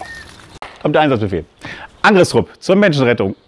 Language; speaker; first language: German; native; German